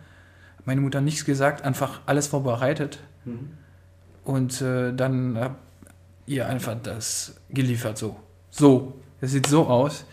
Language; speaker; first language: German; non-native, fluent; French